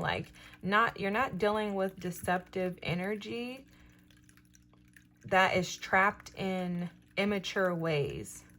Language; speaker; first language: English; native; English